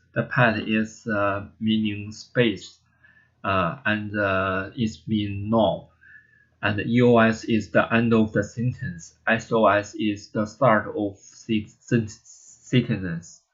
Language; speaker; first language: English; non-native, learner; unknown